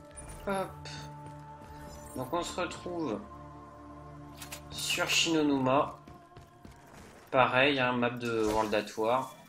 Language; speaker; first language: French; native; French